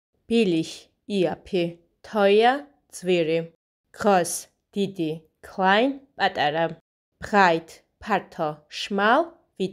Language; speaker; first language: German; non-native, fluent; Georgian